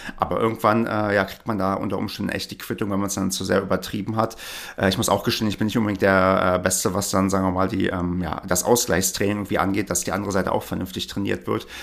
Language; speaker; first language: German; native; German